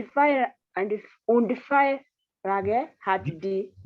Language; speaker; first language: German; non-native, learner; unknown